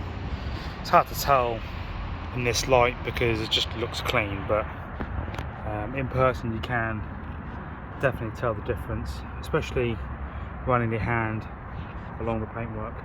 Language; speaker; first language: English; native; English